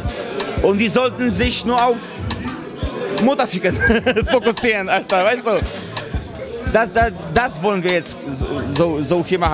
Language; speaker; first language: German; non-native, fluent; Polish